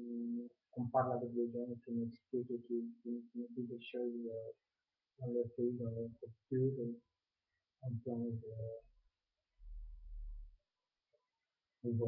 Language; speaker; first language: French; non-native, fluent; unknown